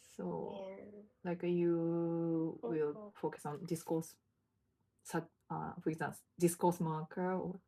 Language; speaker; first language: English; non-native, learner; Japanese